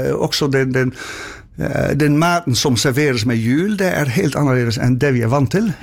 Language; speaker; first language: Norwegian; non-native, fluent; Dutch